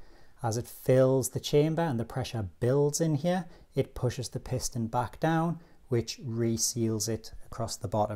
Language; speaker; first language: English; native; English